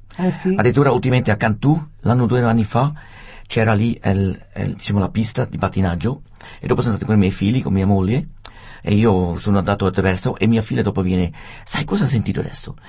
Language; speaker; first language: Italian; non-native, fluent; Swiss German